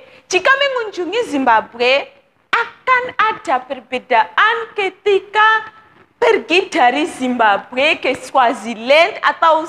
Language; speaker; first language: Indonesian; non-native, fluent; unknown